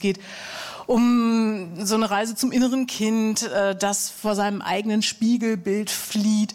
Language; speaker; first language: German; native; German